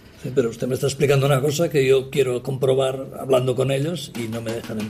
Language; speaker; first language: Spanish; native; Spanish